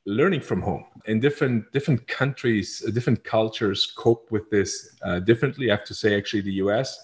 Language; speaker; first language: English; non-native, fluent; German